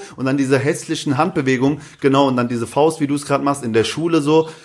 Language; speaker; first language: German; early bilingual, other home language; Turkish